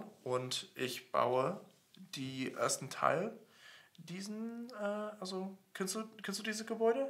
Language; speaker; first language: German; non-native, fluent; English